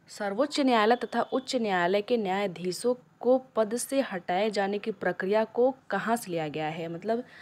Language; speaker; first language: Hindi; native; Hindi